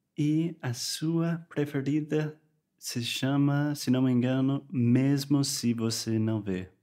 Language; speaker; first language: Portuguese; non-native, fluent; English